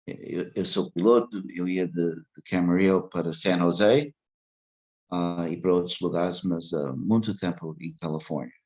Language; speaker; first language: Portuguese; early bilingual, heritage; English